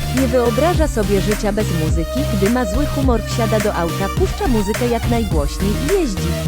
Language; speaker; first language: Polish; native; Polish